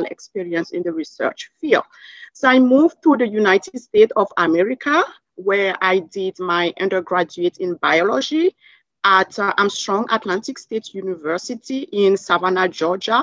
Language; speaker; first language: English; non-native, fluent; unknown